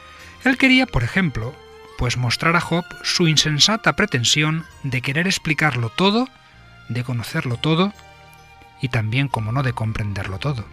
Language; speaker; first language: Spanish; native; Spanish